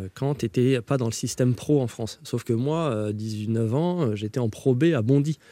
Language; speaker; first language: French; native; French